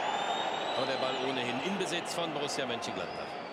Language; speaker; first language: German; native; German